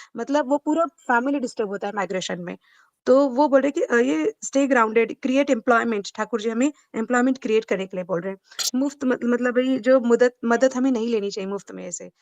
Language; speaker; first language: Hindi; non-native, local second language; Marathi